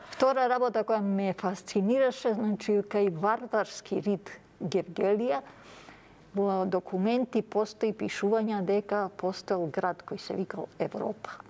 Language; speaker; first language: Macedonian; early bilingual, other home language; Serbian